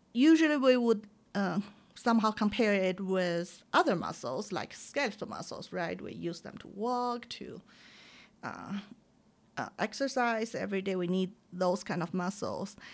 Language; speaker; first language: English; non-native, fluent; Chinese